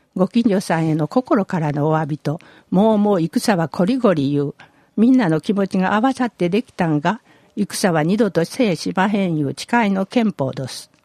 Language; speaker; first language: Japanese; native; Japanese